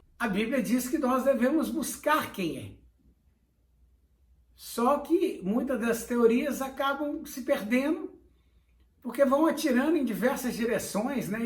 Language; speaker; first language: Portuguese; native; Portuguese